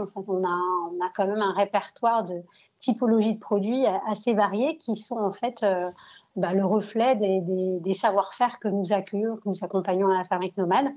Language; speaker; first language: French; early bilingual, other home language; Arabic